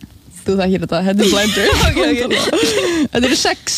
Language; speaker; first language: Icelandic; native; Icelandic